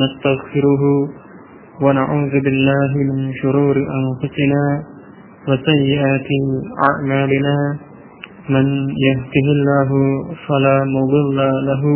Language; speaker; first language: Arabic; non-native, fluent; Indonesian